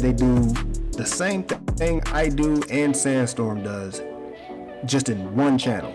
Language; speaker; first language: English; native; English